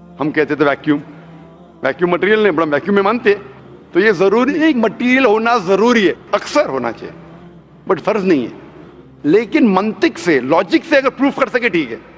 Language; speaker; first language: Hindi; non-native, local second language; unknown